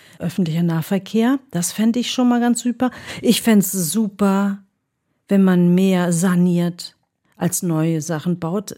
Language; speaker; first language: German; early bilingual, other home language; Greek